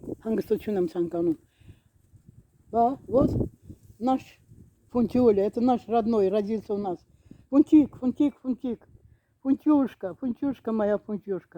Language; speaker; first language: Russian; non-native, fluent; Azerbaijani